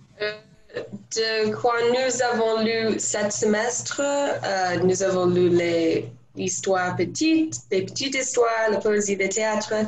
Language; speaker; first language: French; non-native, learner; English